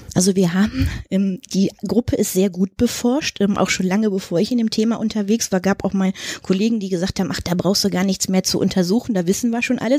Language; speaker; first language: German; native; German